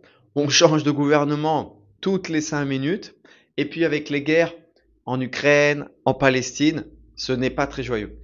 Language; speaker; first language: French; native; French